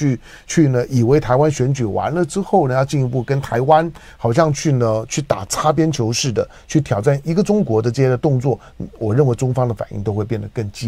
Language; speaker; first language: Chinese; native; Chinese